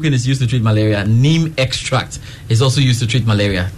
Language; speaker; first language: English; non-native, local second language; Akan